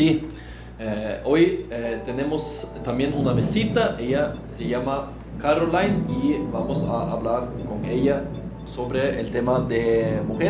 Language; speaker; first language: Spanish; non-native, fluent; Norwegian